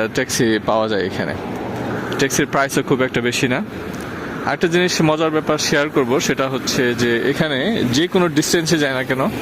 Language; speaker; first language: Bangla; native; Bangla